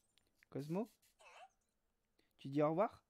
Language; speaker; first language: French; native; French